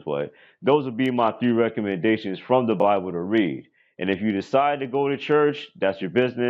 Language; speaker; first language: English; native; English